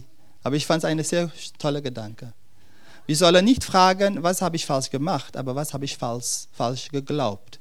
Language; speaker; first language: German; non-native, fluent; Dutch